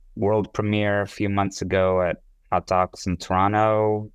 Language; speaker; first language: English; non-native, fluent; Hebrew